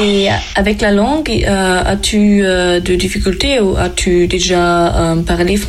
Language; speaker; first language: French; non-native, fluent; German